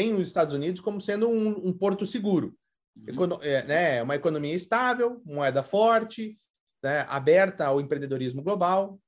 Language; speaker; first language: Portuguese; native; Portuguese